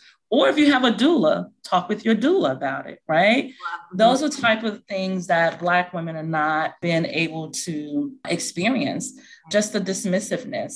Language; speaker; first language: English; native; English